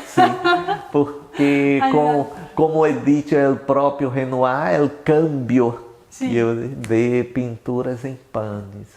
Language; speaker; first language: Spanish; non-native, learner; Portuguese